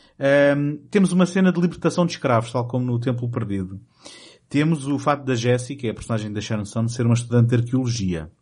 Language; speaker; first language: Portuguese; native; Portuguese